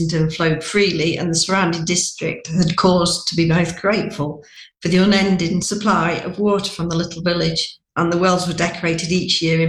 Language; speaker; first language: English; native; English